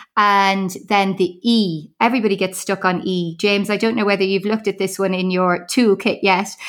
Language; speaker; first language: English; native; English